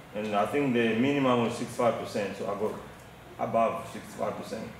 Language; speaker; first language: English; non-native, fluent; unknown